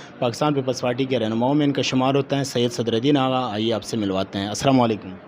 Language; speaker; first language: Urdu; native; Urdu